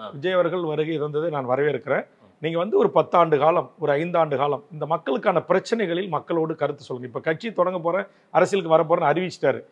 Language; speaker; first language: Tamil; native; Tamil